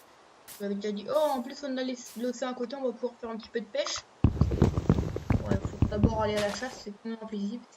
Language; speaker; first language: French; native; French